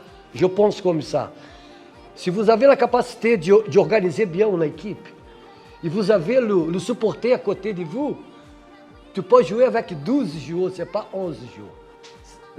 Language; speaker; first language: French; non-native, fluent; Portuguese